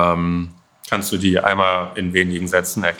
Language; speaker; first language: German; native; German